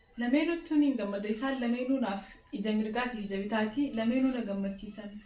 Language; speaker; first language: Oromo; non-native, local second language; Amharic